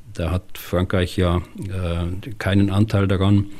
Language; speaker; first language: German; native; German